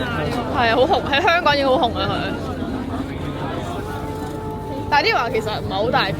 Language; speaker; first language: Cantonese; native; Cantonese